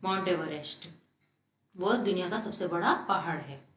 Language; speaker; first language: Hindi; non-native, local second language; Telugu